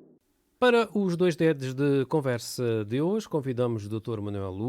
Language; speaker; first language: Portuguese; native; Portuguese